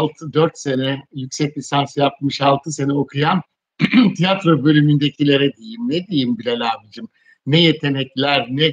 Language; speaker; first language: Turkish; native; Turkish